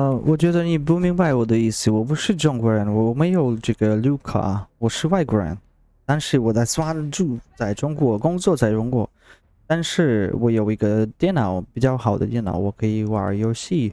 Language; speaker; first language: Chinese; non-native, learner; Russian